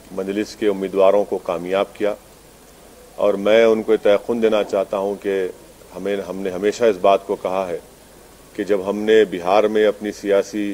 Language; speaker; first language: Hindi; non-native, local second language; Urdu